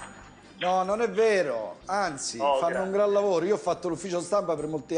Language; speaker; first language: Italian; native; Italian